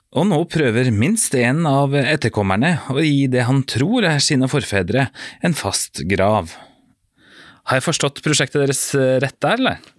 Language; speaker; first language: Norwegian; native; Norwegian